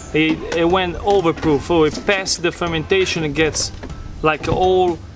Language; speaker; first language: English; non-native, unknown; Italian